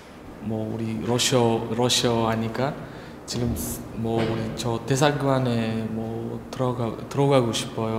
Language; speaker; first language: Korean; non-native, fluent; Uzbek